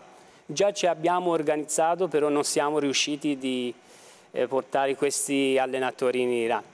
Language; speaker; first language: Italian; non-native, fluent; Persian